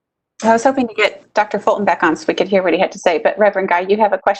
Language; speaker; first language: English; native; English